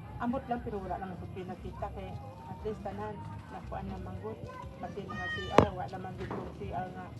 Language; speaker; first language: Cebuano; non-native, local second language; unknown